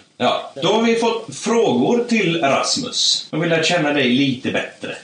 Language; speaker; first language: Swedish; native; Swedish